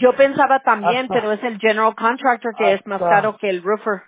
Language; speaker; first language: Spanish; early bilingual, heritage; Spanish